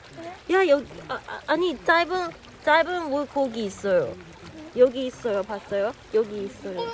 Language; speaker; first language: Korean; non-native, learner; Cantonese